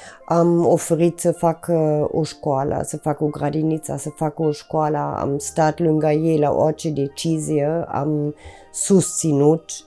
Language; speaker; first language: Romanian; non-native, fluent; German